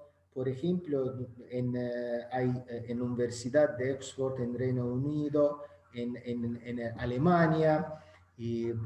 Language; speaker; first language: Spanish; non-native, fluent; Azerbaijani